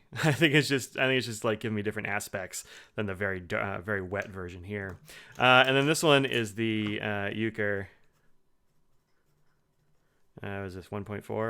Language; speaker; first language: English; native; English